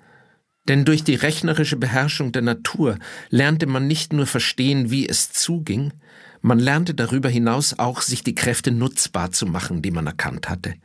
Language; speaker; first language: German; native; German